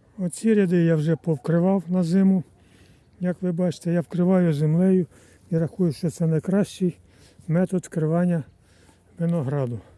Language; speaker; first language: Ukrainian; native; Ukrainian